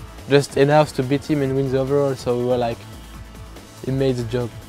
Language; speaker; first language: English; non-native, fluent; French